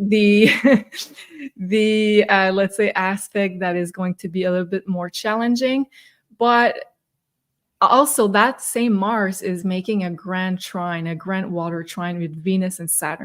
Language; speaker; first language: English; non-native, fluent; French